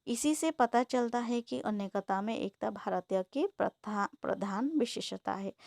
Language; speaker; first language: Hindi; non-native, local second language; Assamese